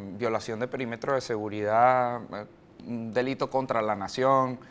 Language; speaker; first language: Spanish; native; Spanish